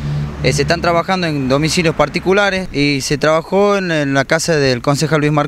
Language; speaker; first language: Spanish; native; Spanish